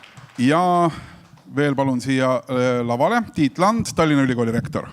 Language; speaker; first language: Estonian; native; Estonian